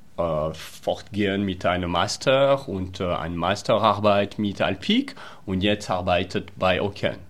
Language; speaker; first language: German; non-native, local second language; French